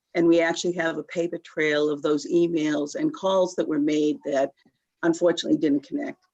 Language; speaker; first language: English; native; English